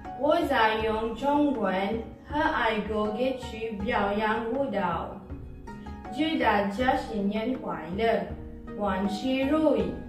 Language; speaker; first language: Chinese; non-native, learner; Morisyen